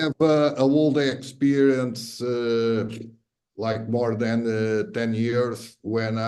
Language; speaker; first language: English; non-native, fluent; Portuguese